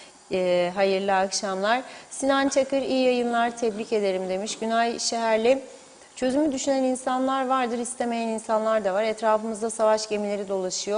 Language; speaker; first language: Turkish; native; Turkish